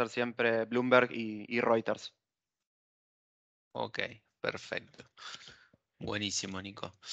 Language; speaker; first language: Spanish; native; Spanish